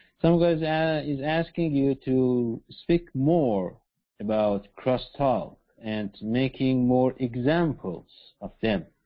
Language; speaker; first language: English; non-native, learner; Persian